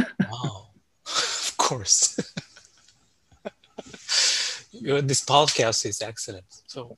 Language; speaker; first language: English; non-native, fluent; Japanese